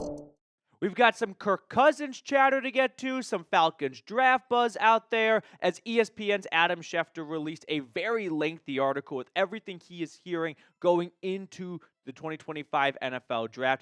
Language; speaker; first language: English; native; English